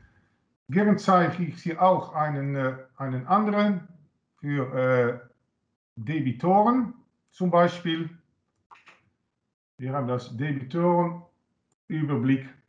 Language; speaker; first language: German; non-native, learner; Dutch